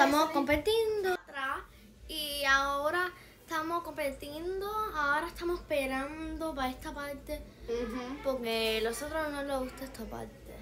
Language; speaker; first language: Spanish; early bilingual, heritage; Spanish